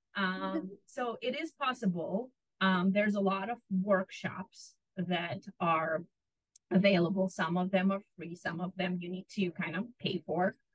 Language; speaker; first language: English; non-native, fluent; Russian